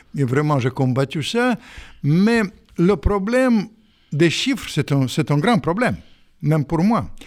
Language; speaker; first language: French; non-native, fluent; Russian